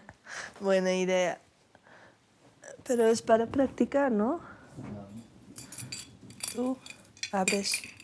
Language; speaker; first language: Spanish; non-native, learner; Dutch